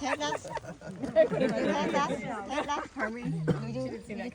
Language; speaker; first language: English; non-native, learner; Vietnamese